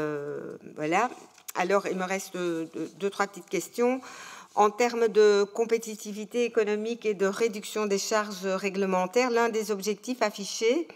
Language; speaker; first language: French; native; French